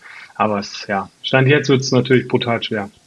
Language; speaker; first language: German; native; German